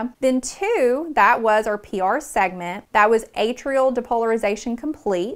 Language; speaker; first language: English; native; English